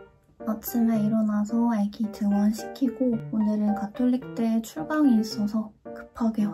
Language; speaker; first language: Korean; non-native, fluent; Japanese